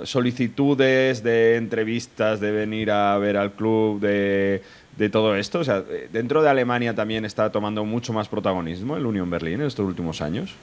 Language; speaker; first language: Spanish; native; Spanish